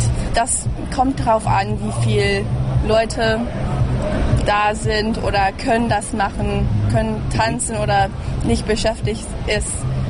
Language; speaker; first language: German; early bilingual, heritage; English